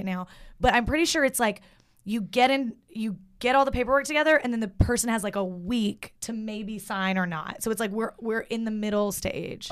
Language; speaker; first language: English; native; English